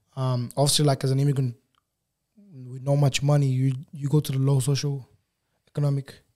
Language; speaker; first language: English; non-native, fluent; Portuguese